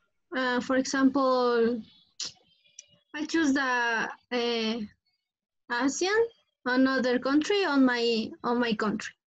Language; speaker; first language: English; non-native, learner; Spanish